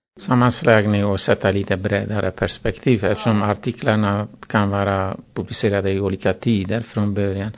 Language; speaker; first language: Swedish; non-native, fluent; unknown